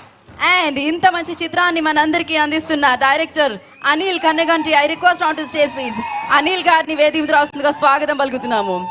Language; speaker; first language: Telugu; native; Telugu